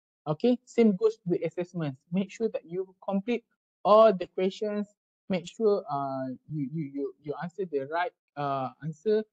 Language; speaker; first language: English; non-native, local second language; Malay